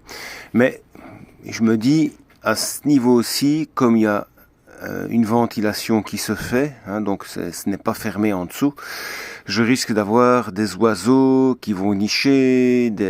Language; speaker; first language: French; native; French